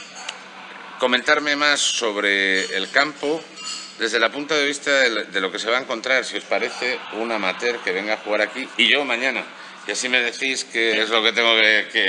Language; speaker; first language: Spanish; native; Spanish